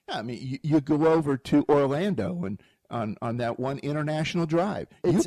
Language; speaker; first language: English; native; English